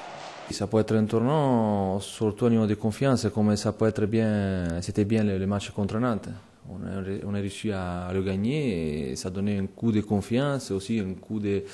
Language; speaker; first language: French; non-native, fluent; Italian